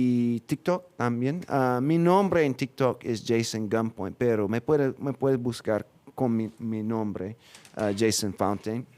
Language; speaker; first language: Spanish; non-native, fluent; English